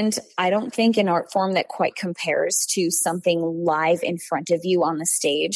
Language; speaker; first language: English; native; English